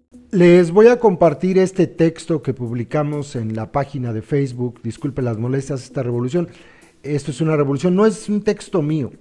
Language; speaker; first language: Spanish; native; Spanish